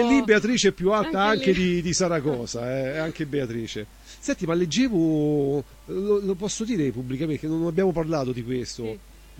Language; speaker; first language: Italian; native; Italian